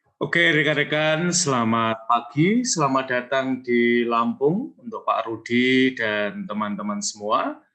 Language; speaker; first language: Indonesian; native; Indonesian